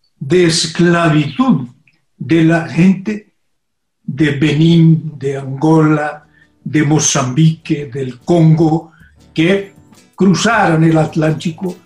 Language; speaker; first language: Spanish; non-native, fluent; Portuguese